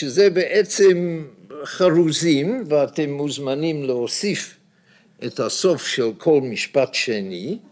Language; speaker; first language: Hebrew; non-native, fluent; English